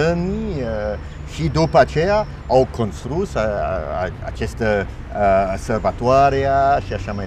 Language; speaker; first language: Romanian; non-native, fluent; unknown